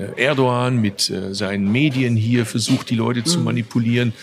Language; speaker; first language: German; early bilingual, other home language; Turkish